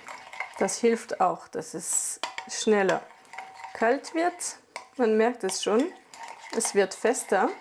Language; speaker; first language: German; non-native, fluent; French